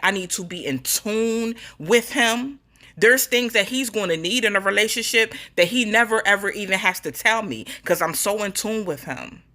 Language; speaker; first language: English; native; English